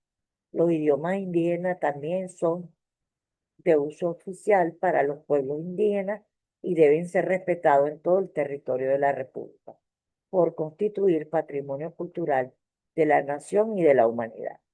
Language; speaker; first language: Spanish; native; Spanish